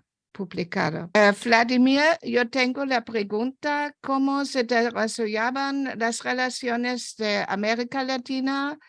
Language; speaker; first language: Spanish; non-native, fluent; German